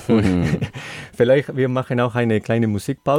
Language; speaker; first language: German; non-native, learner; Spanish